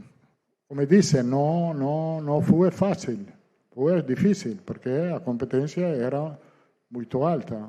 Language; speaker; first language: Portuguese; non-native, learner; Italian